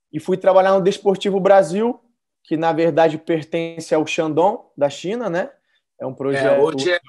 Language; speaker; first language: Portuguese; native; Portuguese